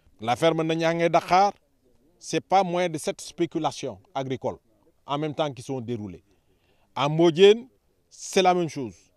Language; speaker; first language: French; non-native, local second language; Wolof